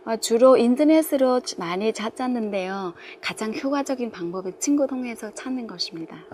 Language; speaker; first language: Korean; non-native, fluent; Vietnamese